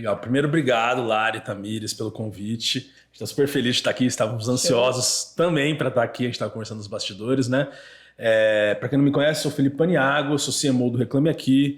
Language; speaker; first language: Portuguese; native; Portuguese